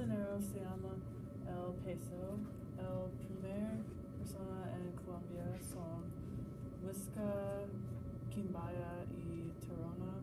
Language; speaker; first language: Spanish; non-native, learner; English